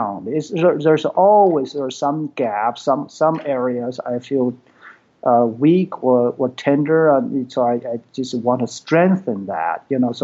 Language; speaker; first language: English; non-native, fluent; Chinese